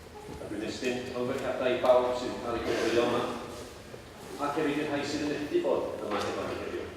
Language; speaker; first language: Welsh; native; Welsh